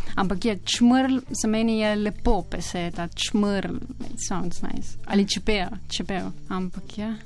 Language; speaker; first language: Slovenian; non-native, learner; Estonian